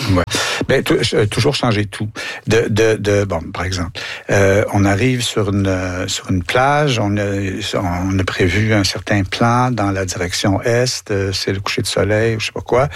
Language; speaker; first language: French; native; French